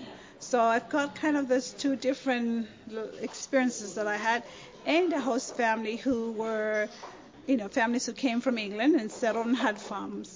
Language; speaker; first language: English; non-native, fluent; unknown